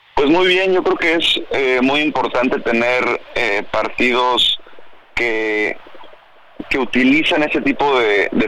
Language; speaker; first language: Spanish; native; Spanish